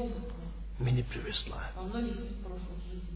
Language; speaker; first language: Russian; native; Russian